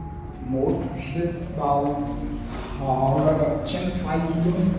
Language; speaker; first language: Vietnamese; non-native, learner; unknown